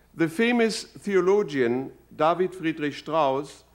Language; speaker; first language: English; non-native, fluent; German